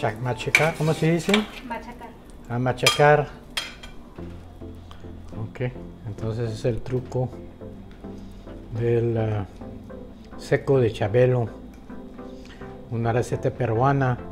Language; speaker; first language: Spanish; non-native, fluent; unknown